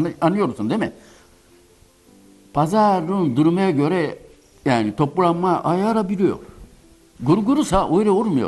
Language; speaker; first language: Turkish; non-native, learner; Japanese